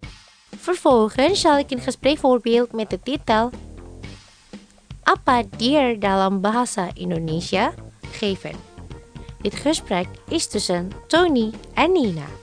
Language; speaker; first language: Dutch; non-native, fluent; Indonesian